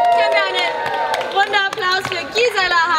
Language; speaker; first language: German; non-native, fluent; English